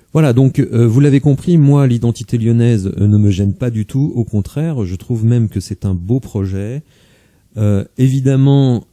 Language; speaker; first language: French; native; French